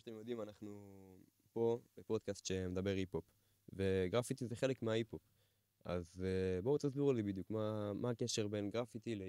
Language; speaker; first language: Hebrew; native; Hebrew